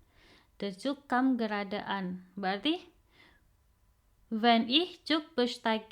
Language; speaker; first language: German; non-native, fluent; Indonesian